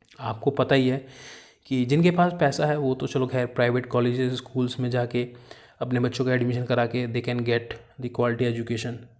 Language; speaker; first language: Hindi; native; Hindi